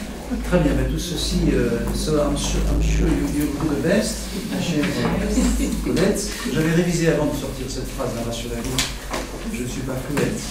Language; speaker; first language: French; native; French